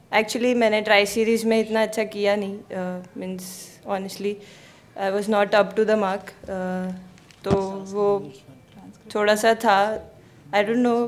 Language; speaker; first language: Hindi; native; Hindi